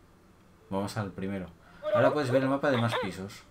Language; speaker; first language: Spanish; native; Spanish